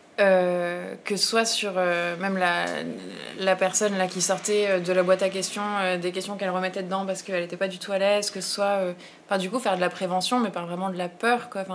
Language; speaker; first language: French; native; French